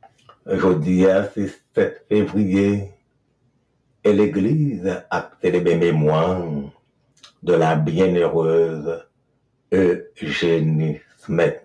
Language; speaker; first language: French; non-native, local second language; Haitian Creole